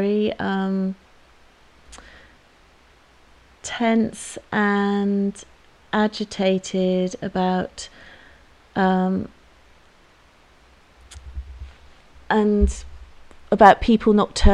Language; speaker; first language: English; native; English